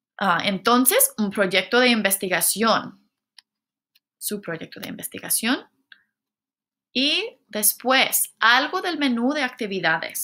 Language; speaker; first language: Spanish; non-native, fluent; English